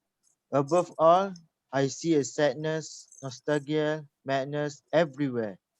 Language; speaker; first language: English; non-native, local second language; Malay